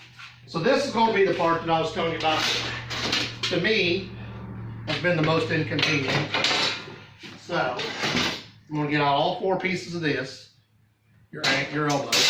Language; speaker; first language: English; native; English